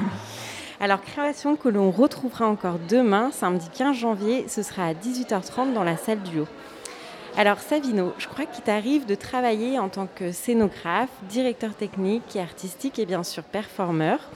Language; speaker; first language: French; native; French